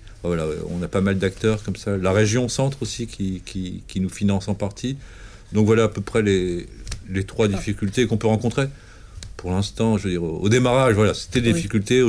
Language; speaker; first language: French; native; French